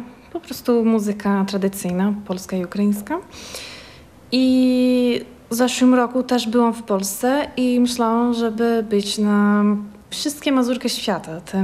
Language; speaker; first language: Polish; non-native, learner; Portuguese